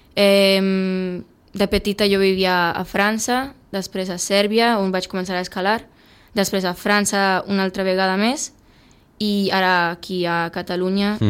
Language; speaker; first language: Catalan; early bilingual, other home language; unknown